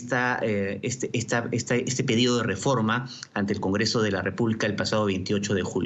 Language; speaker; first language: Spanish; native; Spanish